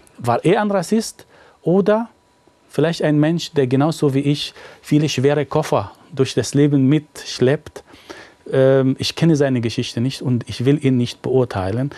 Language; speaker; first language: German; non-native, fluent; Arabic